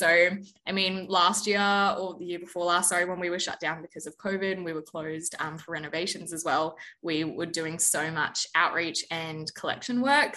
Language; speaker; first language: English; native; English